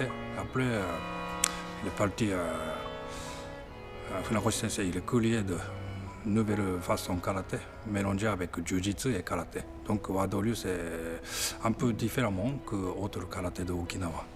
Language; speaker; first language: French; non-native, learner; Japanese